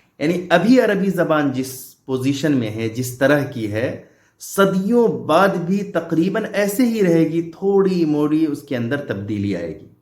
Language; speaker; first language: Urdu; native; Urdu